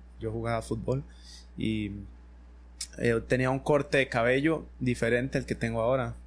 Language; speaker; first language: Spanish; native; Spanish